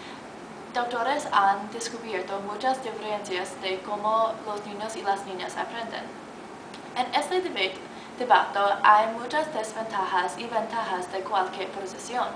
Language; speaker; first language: Spanish; non-native, learner; English